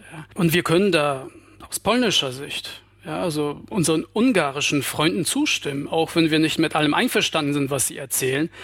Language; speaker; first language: German; non-native, fluent; Polish